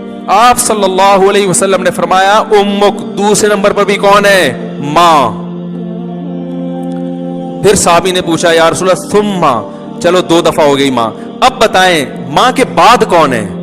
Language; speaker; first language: Urdu; native; Urdu